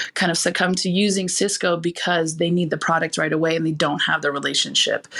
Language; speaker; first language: English; early bilingual, other home language; Filipino